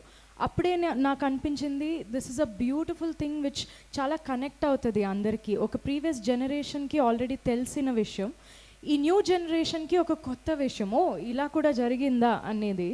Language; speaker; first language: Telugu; non-native, local second language; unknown